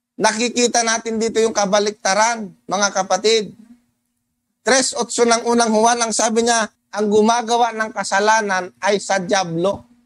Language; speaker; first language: Filipino; non-native, local second language; Cebuano